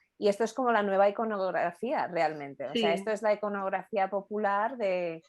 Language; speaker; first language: Spanish; native; Spanish